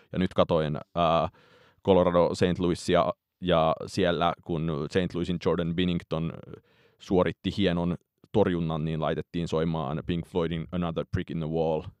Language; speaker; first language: Finnish; native; Finnish